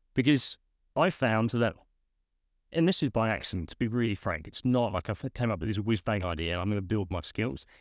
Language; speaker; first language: English; native; English